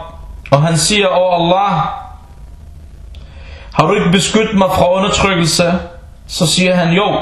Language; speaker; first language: Danish; early bilingual, other home language; Arabic